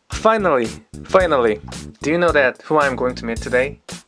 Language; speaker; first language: English; non-native, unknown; Korean